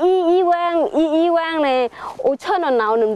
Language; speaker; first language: Korean; non-native, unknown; Vietnamese